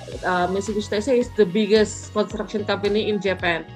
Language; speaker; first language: English; non-native, fluent; Indonesian